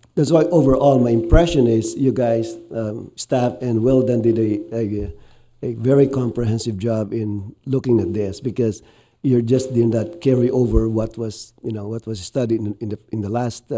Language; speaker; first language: English; non-native, local second language; Filipino